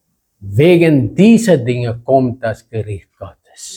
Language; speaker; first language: German; non-native, fluent; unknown